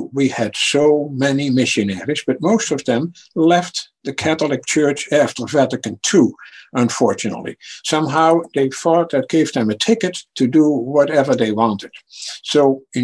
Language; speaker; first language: English; non-native, fluent; Dutch